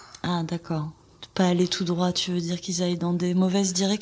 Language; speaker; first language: French; native; French